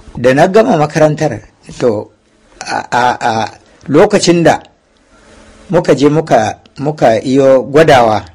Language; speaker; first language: Hausa; non-native, local second language; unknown